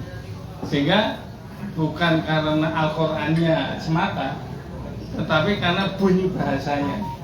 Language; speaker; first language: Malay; non-native, local second language; Javanese